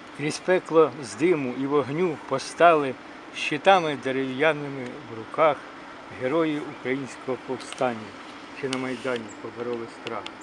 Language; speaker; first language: Ukrainian; native; Ukrainian